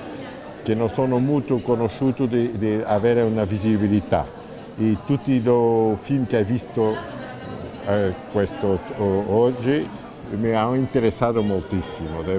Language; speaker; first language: Italian; non-native, learner; Portuguese